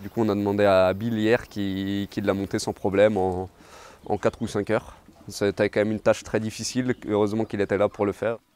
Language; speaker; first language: French; native; French